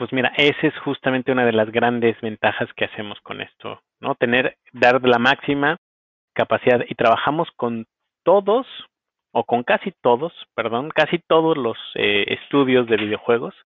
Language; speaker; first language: Spanish; native; Spanish